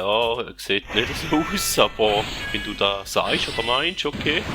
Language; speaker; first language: German; native; German